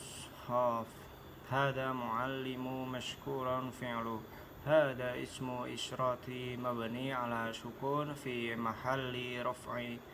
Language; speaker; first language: Arabic; non-native, learner; Indonesian